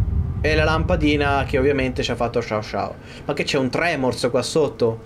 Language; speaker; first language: Italian; native; Italian